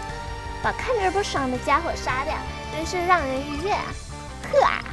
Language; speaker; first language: Chinese; native; Chinese